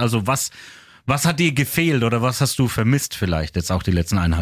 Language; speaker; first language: German; native; German